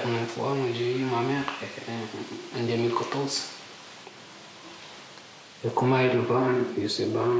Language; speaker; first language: French; non-native, learner; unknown